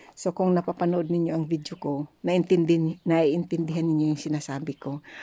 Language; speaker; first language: Filipino; native; Filipino